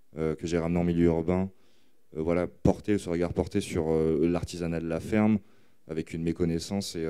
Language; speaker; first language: French; native; French